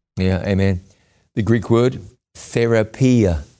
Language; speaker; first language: English; native; English